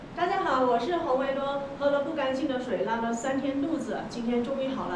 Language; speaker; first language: Chinese; native; Chinese